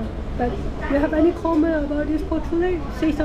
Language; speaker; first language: English; non-native, local second language; Cantonese